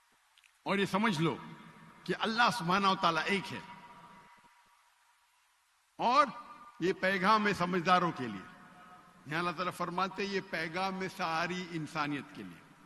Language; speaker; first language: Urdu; non-native, local second language; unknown